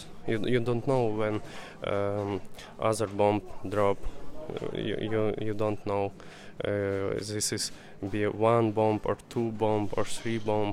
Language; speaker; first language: English; non-native, learner; Russian